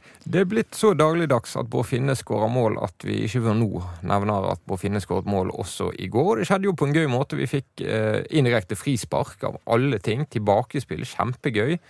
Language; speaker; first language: Norwegian; native; Norwegian